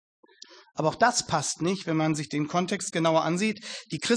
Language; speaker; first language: German; native; German